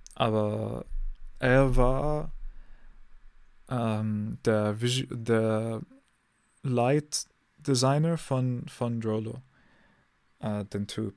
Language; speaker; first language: German; non-native, fluent; English